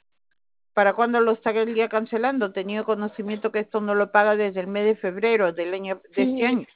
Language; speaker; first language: Spanish; native; Spanish